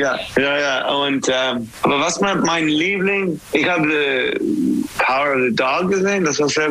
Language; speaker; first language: German; non-native, learner; English